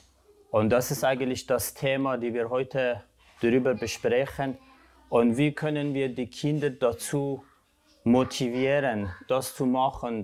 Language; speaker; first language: German; non-native, fluent; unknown